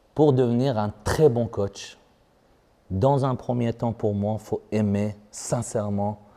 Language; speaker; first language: French; non-native, fluent; Persian